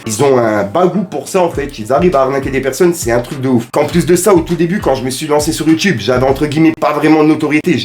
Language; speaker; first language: French; native; French